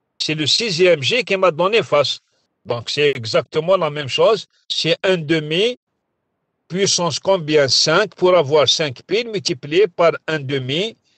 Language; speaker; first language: French; non-native, local second language; Arabic